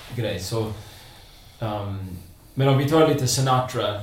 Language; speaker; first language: Swedish; non-native, fluent; English